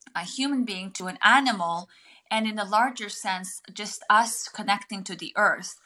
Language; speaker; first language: English; non-native, fluent; Mongolian